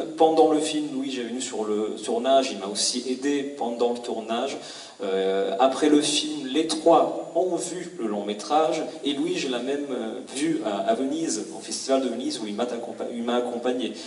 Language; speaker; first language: French; native; French